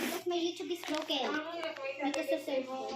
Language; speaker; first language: English; non-native, local second language; Filipino